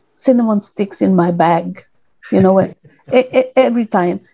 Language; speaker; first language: English; non-native, local second language; Cebuano